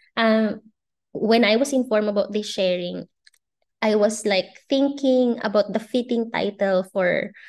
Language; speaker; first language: English; non-native, local second language; Bikol